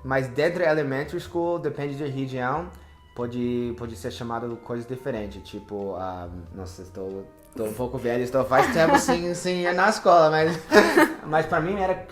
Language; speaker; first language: Portuguese; non-native, fluent; English